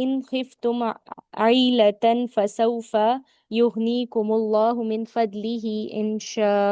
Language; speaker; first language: Arabic; non-native, learner; Urdu